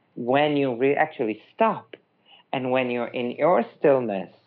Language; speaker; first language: English; non-native, fluent; Italian